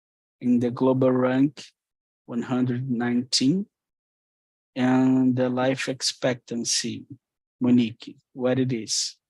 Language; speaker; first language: English; non-native, fluent; Portuguese